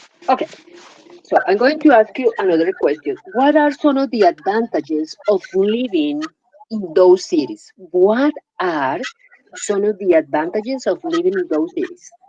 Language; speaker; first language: English; non-native, fluent; Spanish